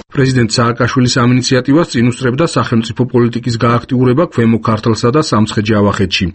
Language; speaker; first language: Georgian; native; Georgian